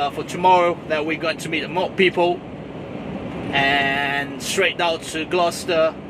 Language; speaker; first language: English; non-native, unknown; Portuguese